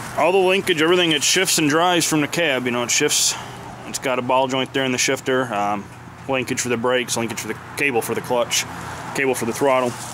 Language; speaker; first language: English; native; English